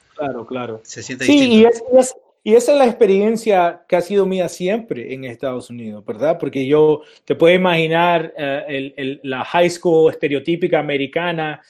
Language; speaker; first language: Spanish; early bilingual, heritage; Spanish